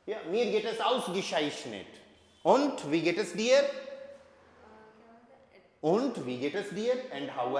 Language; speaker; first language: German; non-native, fluent; Hindi